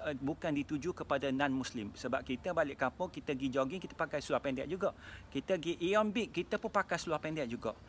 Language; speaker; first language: Malay; non-native, local second language; Min Nan Chinese